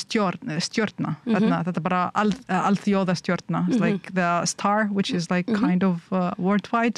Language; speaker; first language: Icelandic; non-native, learner; Arabic